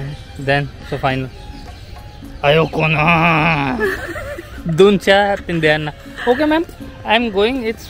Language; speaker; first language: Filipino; non-native, learner; Hindi